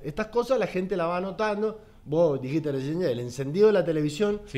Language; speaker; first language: Spanish; native; Spanish